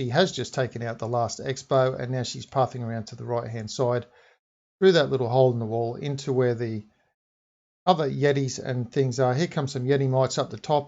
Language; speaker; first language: English; native; English